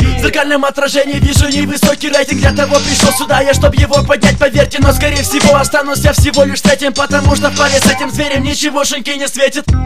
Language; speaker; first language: Russian; native; Russian